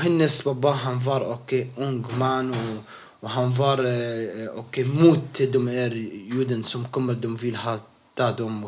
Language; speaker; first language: Swedish; non-native, local second language; Arabic